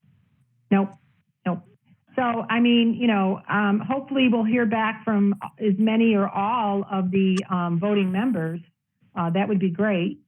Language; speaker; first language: English; native; English